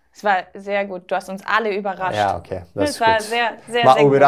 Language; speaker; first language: German; native; German